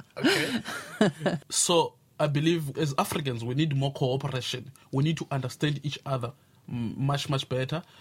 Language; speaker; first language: English; non-native, local second language; Tsonga